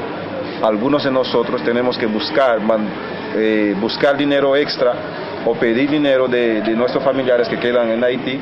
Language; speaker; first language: Spanish; non-native, fluent; Haitian Creole